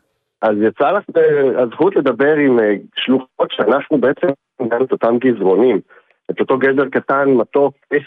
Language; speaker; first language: Hebrew; native; Hebrew